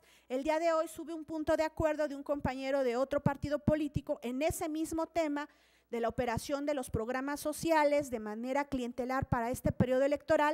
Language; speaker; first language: Spanish; native; Spanish